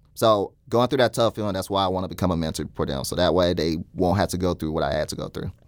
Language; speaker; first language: English; native; English